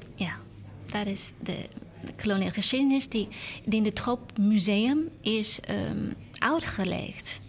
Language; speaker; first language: Dutch; non-native, learner; English